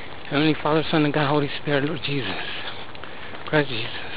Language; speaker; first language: English; early bilingual, other home language; Spanish